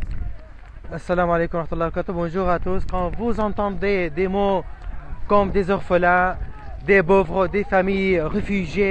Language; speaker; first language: French; non-native, fluent; Arabic